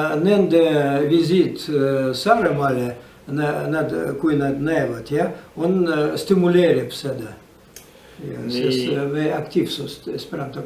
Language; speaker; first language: Estonian; non-native, learner; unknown